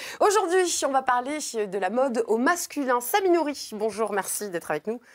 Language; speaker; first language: French; native; French